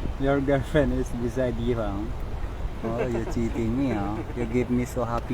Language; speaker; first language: English; non-native, local second language; Filipino